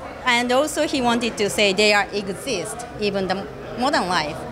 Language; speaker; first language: English; non-native, fluent; Japanese